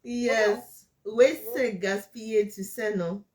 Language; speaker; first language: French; non-native, fluent; English